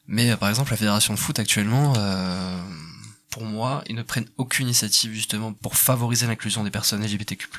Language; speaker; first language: French; native; French